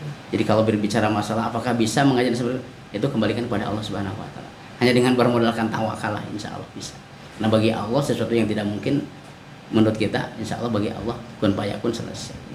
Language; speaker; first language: Indonesian; non-native, local second language; Sundanese